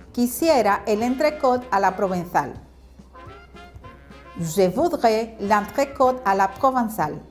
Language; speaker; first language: French; non-native, fluent; Spanish